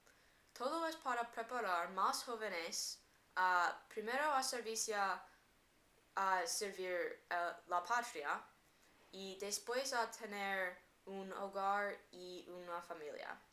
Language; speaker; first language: Spanish; non-native, learner; English